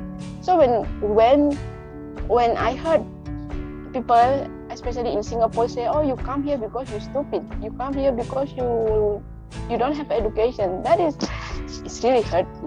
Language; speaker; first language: English; non-native, local second language; Indonesian